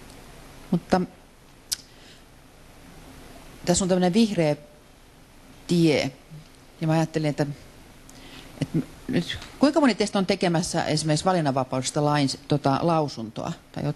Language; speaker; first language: Finnish; native; Finnish